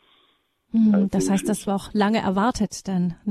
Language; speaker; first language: German; native; German